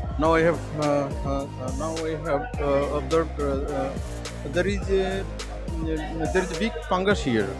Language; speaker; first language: English; non-native, learner; Bangla